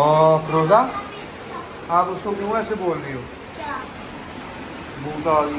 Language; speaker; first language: Turkish; non-native, learner; Urdu